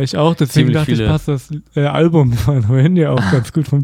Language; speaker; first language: German; native; German